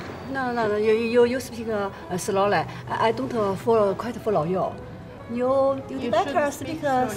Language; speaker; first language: English; non-native, learner; Chinese